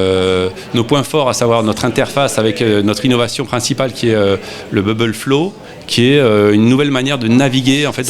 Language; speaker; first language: French; native; French